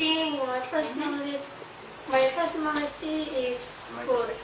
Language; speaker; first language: English; non-native, learner; Korean